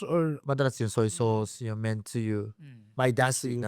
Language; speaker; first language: Filipino; non-native, learner; Japanese